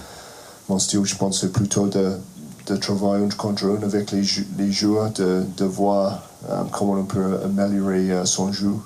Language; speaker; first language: French; non-native, fluent; English